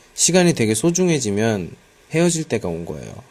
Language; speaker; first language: Korean; native; Korean